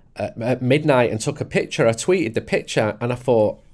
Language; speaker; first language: English; native; English